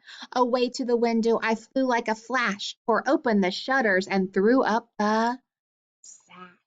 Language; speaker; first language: English; native; English